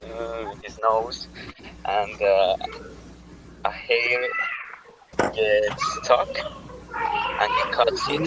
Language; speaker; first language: English; non-native, learner; Spanish